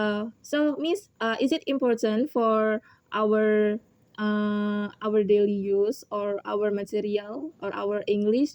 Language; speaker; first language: English; non-native, learner; Indonesian